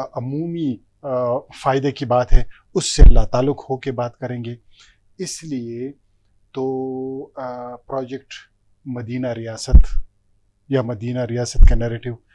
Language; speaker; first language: Urdu; non-native, local second language; Pashto